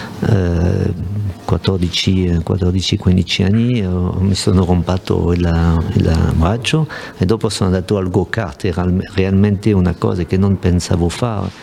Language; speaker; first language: Italian; non-native, fluent; French